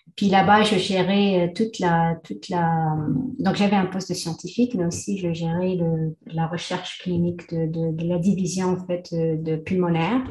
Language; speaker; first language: French; non-native, local second language; Arabic